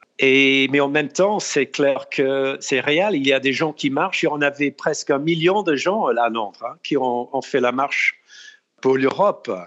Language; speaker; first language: French; non-native, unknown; English